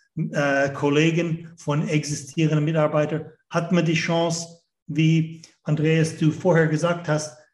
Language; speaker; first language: German; non-native, fluent; English